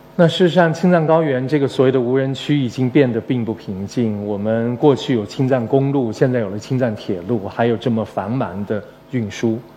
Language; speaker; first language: Chinese; native; Chinese